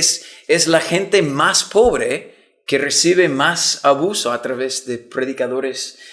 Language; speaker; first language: Spanish; non-native, fluent; English